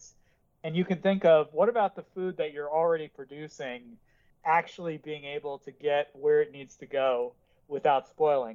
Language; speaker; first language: English; native; English